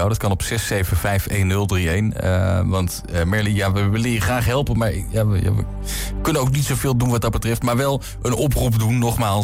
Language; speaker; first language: Dutch; native; Dutch